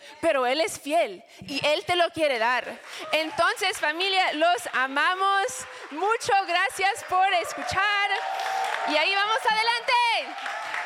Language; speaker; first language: Spanish; non-native, fluent; English